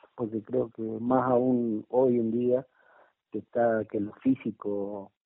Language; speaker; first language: Spanish; native; Spanish